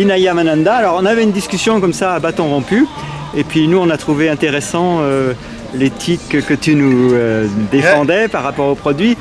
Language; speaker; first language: French; native; French